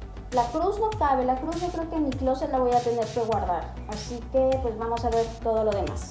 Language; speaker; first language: Spanish; native; Spanish